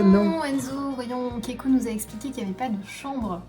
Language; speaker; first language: French; native; French